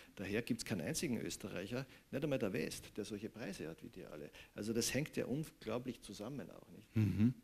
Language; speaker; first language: German; native; German